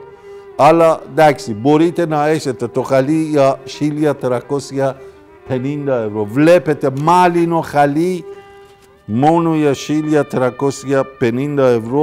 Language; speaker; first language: Greek; non-native, learner; Persian